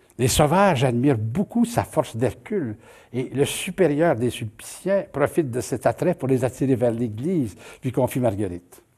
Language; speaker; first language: French; native; French